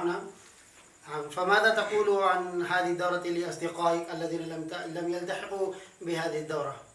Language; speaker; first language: Arabic; non-native, fluent; Urdu